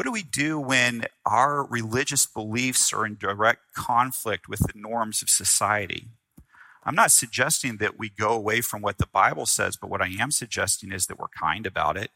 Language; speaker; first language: English; native; English